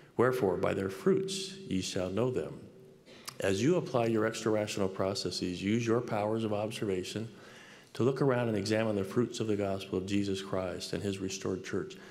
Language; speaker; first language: English; native; English